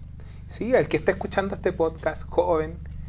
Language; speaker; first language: Spanish; native; Spanish